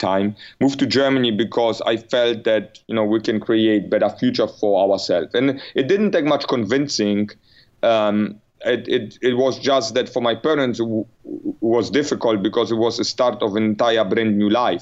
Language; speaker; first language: English; non-native, fluent; Polish